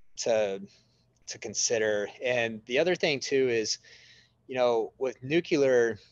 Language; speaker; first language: English; native; English